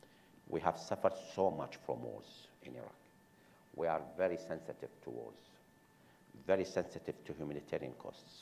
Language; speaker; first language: English; non-native, fluent; Arabic